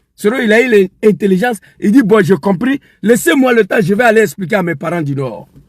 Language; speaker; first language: French; non-native, local second language; Dyula